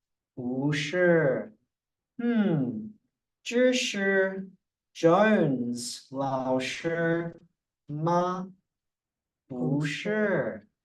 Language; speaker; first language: Chinese; non-native, fluent; English